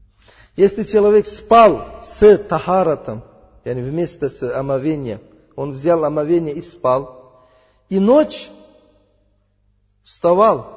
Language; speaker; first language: Russian; non-native, learner; Uzbek